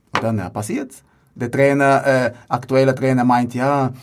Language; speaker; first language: German; non-native, fluent; Portuguese